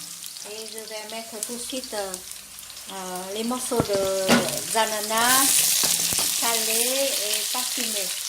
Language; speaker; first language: French; non-native, learner; Vietnamese